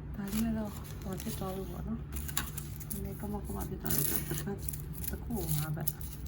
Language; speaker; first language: Burmese; non-native, local second language; Shan